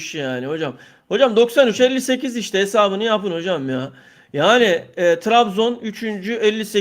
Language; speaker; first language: Turkish; native; Turkish